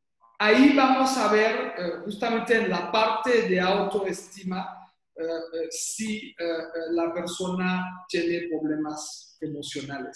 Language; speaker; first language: Spanish; non-native, fluent; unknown